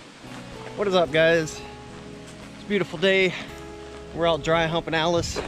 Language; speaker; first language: English; native; English